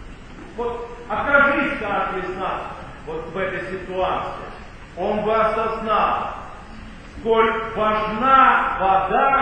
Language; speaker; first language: Russian; native; Russian